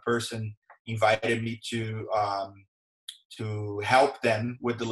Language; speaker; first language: English; non-native, fluent; Portuguese